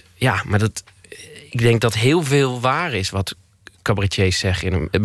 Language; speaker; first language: Dutch; native; Dutch